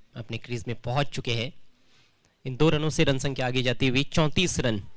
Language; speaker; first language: Hindi; non-native, local second language; Marathi